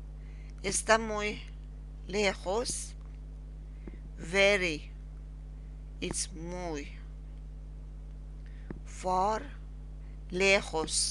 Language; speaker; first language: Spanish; non-native, learner; Persian